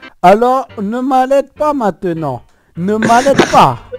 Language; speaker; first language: French; native; French